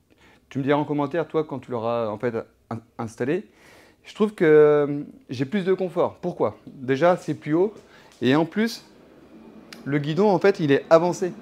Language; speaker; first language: French; native; French